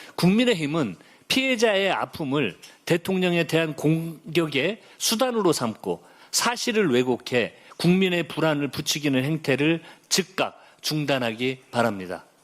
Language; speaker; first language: Korean; native; Korean